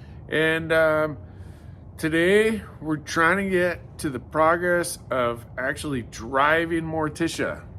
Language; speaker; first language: English; native; English